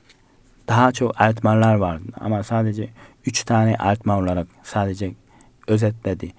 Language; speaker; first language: Turkish; non-native, fluent; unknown